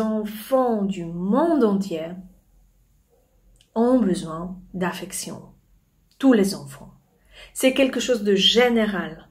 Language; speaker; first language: French; non-native, fluent; Polish